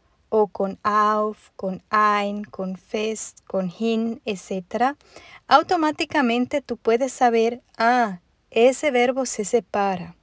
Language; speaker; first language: Spanish; non-native, fluent; German